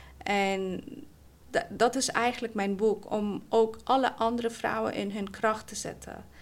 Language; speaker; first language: Dutch; early bilingual, other home language; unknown